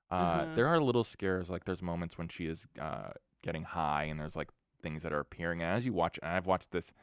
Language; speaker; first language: English; native; English